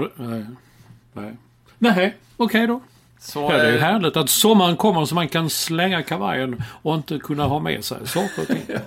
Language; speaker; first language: Swedish; native; Swedish